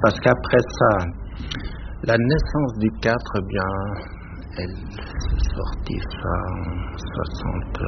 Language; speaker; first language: French; native; French